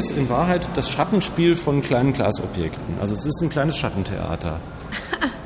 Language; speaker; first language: German; native; German